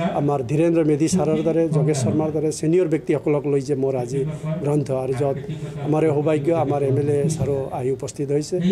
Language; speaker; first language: Assamese; non-native, local second language; Nepali